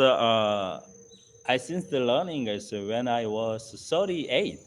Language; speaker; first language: English; non-native, learner; Korean